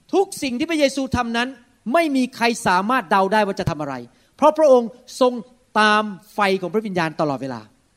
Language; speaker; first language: Thai; early bilingual, heritage; Thai